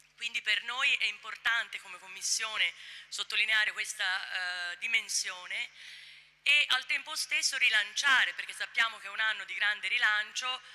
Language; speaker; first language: Italian; native; Italian